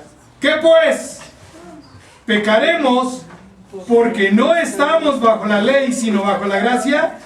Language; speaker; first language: Spanish; native; Spanish